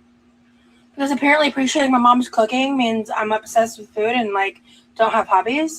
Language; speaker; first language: English; native; English